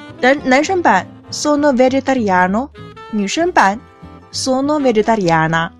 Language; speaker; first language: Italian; non-native, fluent; Chinese